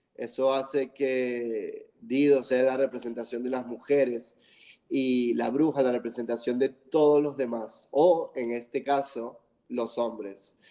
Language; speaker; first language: Spanish; non-native, fluent; English